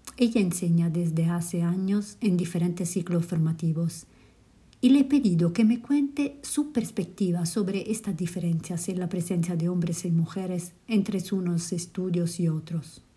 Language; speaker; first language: Spanish; non-native, learner; Italian